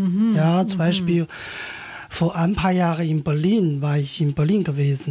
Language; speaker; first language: German; non-native, learner; Chinese